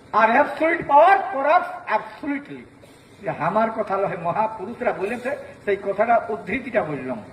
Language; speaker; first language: Bangla; native; Bangla